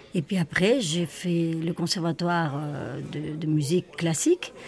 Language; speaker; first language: French; non-native, fluent; Spanish